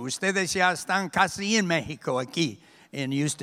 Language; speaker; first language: Spanish; non-native, fluent; English